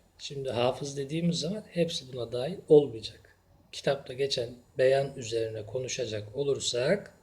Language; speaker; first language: Turkish; native; Turkish